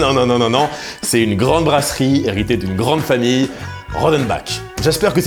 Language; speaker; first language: French; native; French